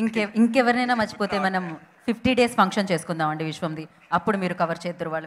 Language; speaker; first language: Telugu; native; Telugu